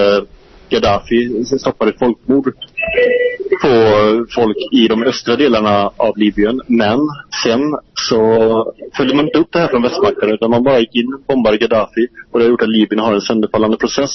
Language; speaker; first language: Swedish; native; Swedish